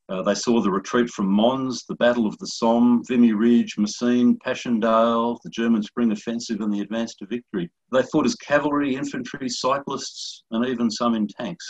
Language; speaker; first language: English; native; English